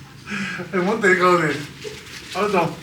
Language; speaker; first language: Japanese; native; Japanese